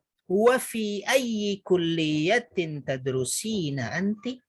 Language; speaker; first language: Arabic; non-native, fluent; Indonesian